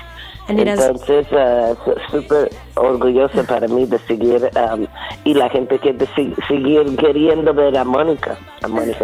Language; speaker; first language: Spanish; non-native, fluent; English